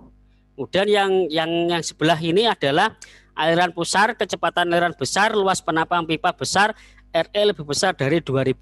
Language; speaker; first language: Indonesian; native; Indonesian